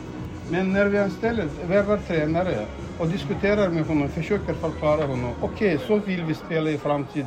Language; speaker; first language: Swedish; non-native, fluent; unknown